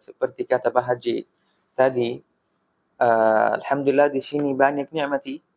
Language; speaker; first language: Indonesian; non-native, fluent; Arabic